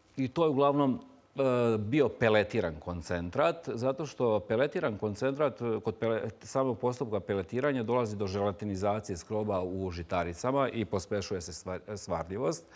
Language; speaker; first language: Serbian; native; Serbian